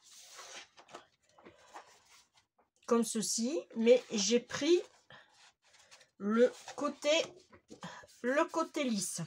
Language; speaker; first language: French; native; French